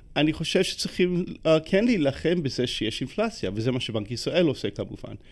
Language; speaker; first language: Hebrew; non-native, fluent; English